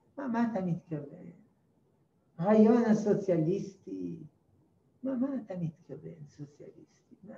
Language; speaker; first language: Hebrew; non-native, fluent; French